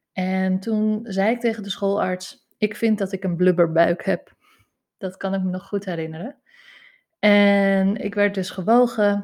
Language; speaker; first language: Dutch; native; Dutch